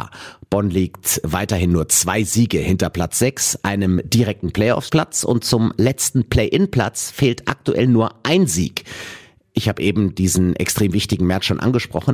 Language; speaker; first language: German; native; German